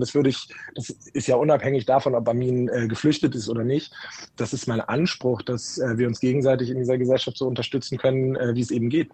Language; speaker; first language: German; native; German